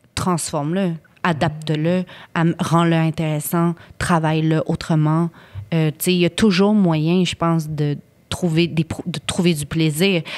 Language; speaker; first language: French; native; French